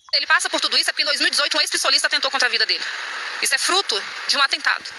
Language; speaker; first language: Portuguese; native; Portuguese